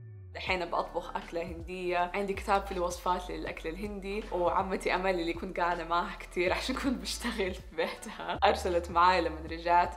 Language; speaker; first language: Arabic; native; Arabic